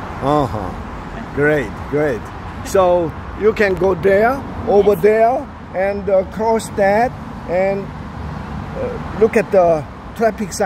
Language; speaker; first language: English; non-native, learner; Korean